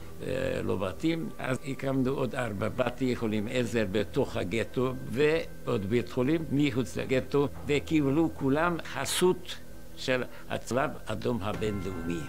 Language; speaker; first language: Hebrew; non-native, fluent; Hungarian